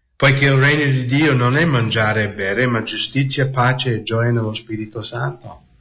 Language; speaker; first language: Italian; non-native, fluent; English